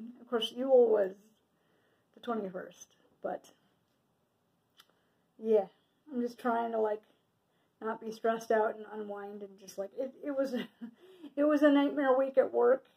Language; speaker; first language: English; native; English